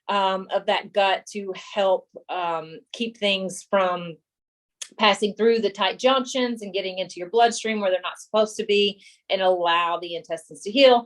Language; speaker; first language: English; native; English